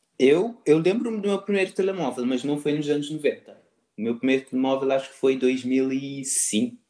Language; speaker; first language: Portuguese; non-native, local second language; Kabuverdianu